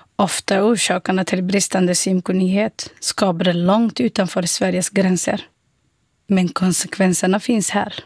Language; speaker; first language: Swedish; non-native, fluent; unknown